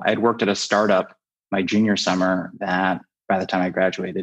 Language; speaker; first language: English; native; English